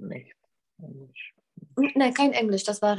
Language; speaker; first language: German; non-native, fluent; Czech